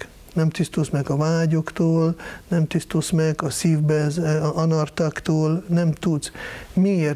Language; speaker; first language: Hungarian; non-native, fluent; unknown